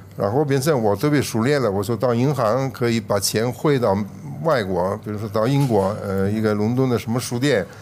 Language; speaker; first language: Chinese; non-native, fluent; Italian